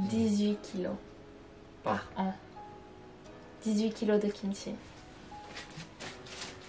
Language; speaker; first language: French; native; French